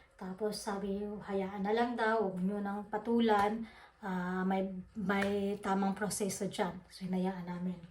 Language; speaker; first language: Filipino; non-native, local second language; Waray